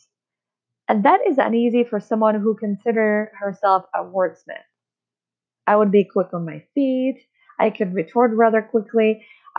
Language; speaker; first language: English; non-native, fluent; Czech